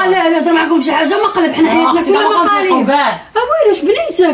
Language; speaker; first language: Arabic; native; Arabic